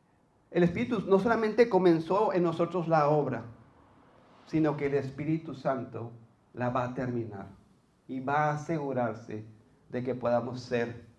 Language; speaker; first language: Spanish; native; Spanish